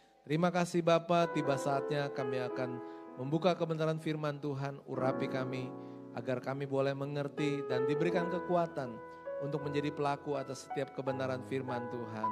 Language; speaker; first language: Indonesian; native; Indonesian